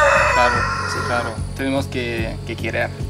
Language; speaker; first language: Spanish; non-native, fluent; French